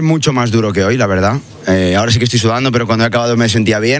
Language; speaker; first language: Spanish; native; Spanish